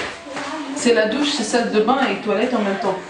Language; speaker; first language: French; non-native, local second language; Arabic